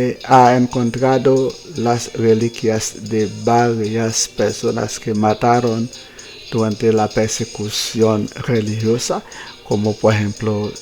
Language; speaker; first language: Spanish; non-native, fluent; Haitian Creole